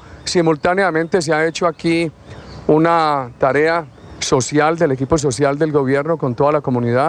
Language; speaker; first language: Spanish; native; Spanish